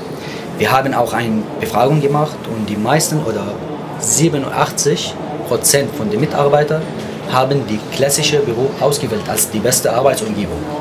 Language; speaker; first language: German; non-native, fluent; Arabic